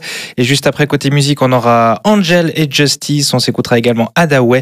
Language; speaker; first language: French; native; French